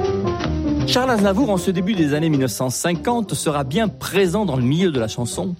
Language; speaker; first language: French; native; French